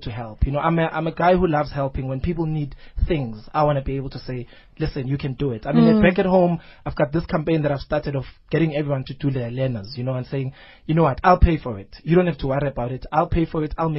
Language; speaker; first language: English; non-native, local second language; Zulu